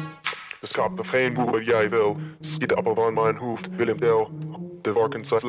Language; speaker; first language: Dutch; non-native, learner; English